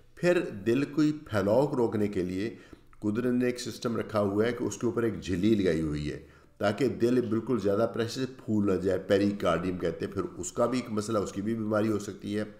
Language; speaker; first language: Urdu; native; Urdu